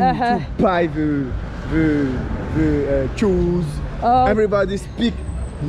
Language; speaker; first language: English; non-native, learner; French